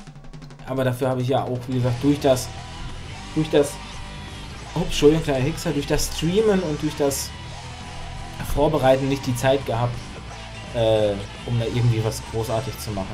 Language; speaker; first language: German; native; German